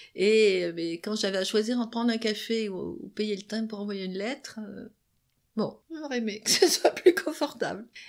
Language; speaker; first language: French; native; French